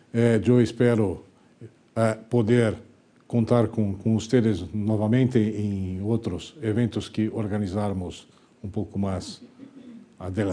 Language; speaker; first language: Spanish; non-native, learner; Portuguese